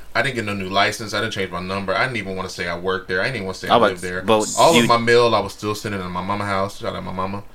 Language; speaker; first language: English; native; English